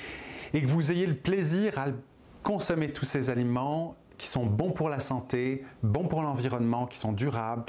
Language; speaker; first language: French; native; French